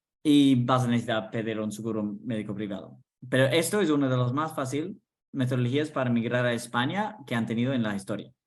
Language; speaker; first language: Spanish; non-native, fluent; English